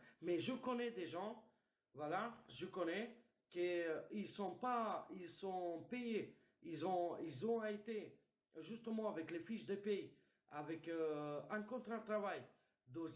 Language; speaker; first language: French; non-native, fluent; Romanian